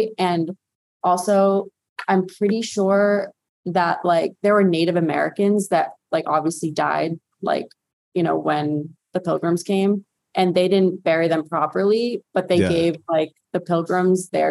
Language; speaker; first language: English; native; English